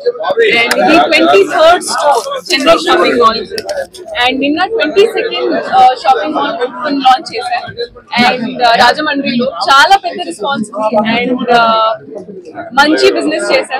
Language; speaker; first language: Telugu; non-native, learner; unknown